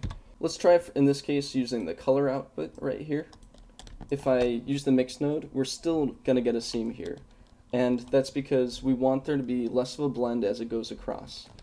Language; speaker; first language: English; native; English